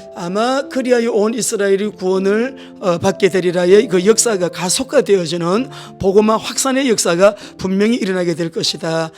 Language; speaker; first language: Korean; native; Korean